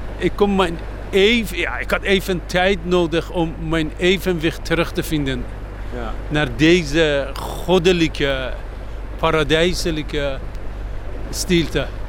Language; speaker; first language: Dutch; non-native, fluent; Persian